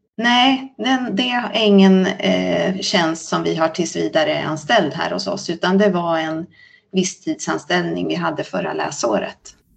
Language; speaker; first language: Swedish; native; Swedish